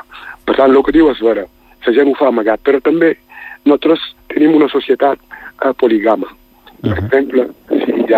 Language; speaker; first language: Catalan; non-native, fluent; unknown